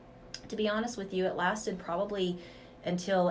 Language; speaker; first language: English; native; English